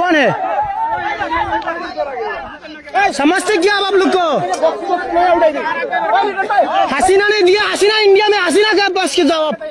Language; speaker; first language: Hindi; non-native, learner; Bangla